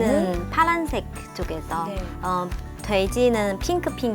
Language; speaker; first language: Korean; non-native, learner; Chinese